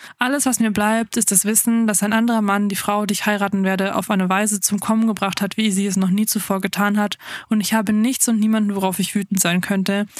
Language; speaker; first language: German; early bilingual, other home language; Afrikaans